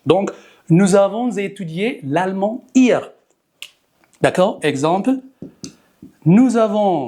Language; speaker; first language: French; non-native, fluent; Amharic